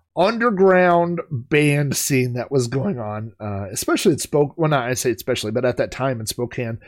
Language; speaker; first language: English; native; English